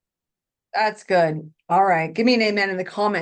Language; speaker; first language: English; native; English